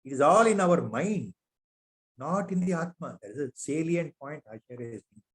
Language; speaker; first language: English; non-native, local second language; Kannada